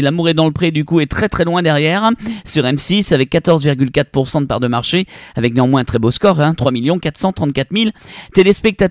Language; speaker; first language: French; native; French